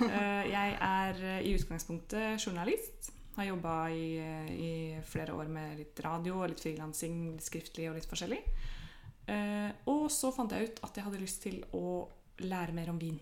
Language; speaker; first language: Norwegian; native; Norwegian